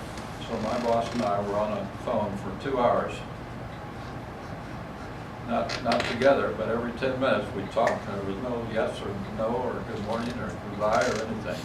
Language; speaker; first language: English; native; English